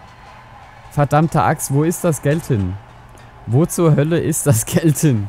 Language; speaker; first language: German; native; German